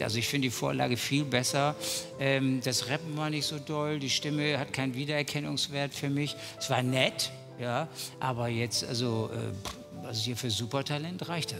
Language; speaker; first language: German; native; German